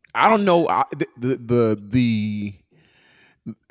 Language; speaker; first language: English; early bilingual, other home language; Yoruba